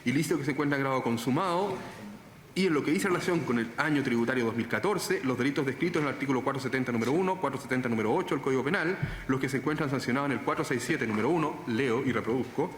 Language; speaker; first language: Spanish; native; Spanish